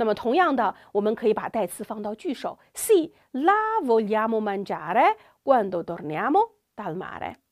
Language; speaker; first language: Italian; non-native, fluent; Chinese